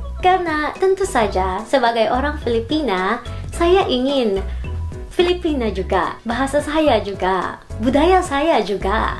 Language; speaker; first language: Indonesian; non-native, fluent; Filipino